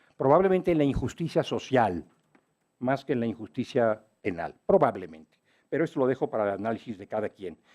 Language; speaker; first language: Spanish; native; Spanish